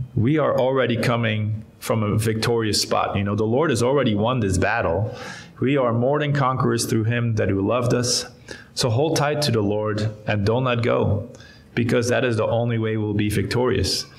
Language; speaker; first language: English; non-native, fluent; Dutch